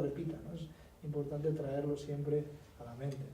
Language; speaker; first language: Spanish; native; Spanish